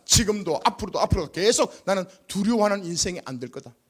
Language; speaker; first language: Korean; native; Korean